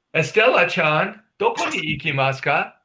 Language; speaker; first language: Japanese; non-native, fluent; English